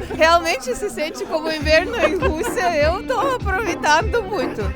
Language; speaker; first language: Portuguese; non-native, fluent; Russian